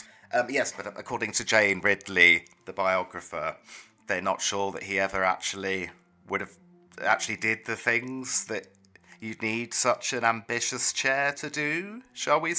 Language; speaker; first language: English; native; English